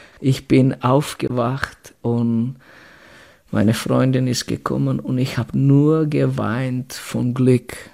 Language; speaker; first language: German; non-native, fluent; Czech